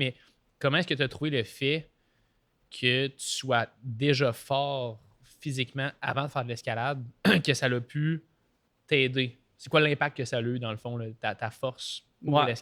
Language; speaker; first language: French; native; French